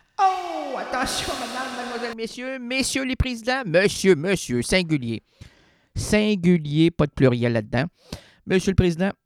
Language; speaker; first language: French; native; French